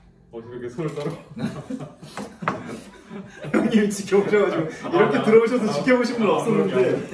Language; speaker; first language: Korean; native; Korean